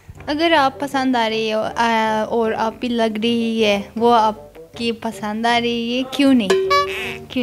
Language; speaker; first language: Hindi; non-native, learner; Azerbaijani